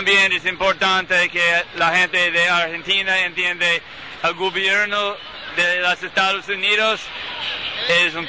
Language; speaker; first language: Spanish; non-native, learner; English